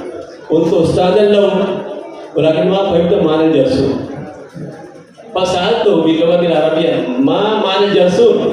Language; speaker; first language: Arabic; non-native, fluent; Urdu